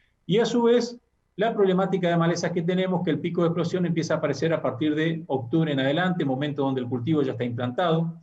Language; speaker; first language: Spanish; native; Spanish